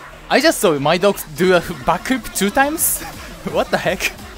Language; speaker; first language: English; non-native, learner; Japanese